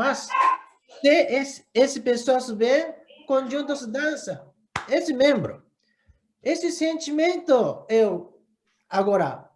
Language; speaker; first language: Portuguese; non-native, learner; Japanese